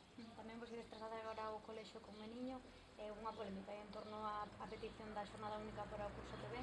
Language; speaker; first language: Galician; non-native, local second language; Spanish